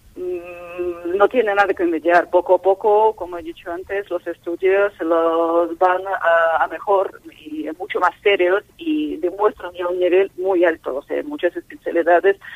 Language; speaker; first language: Spanish; non-native, fluent; Russian